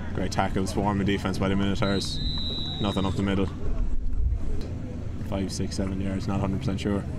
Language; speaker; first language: English; native; English